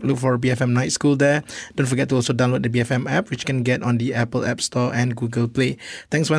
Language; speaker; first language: English; non-native, local second language; Malay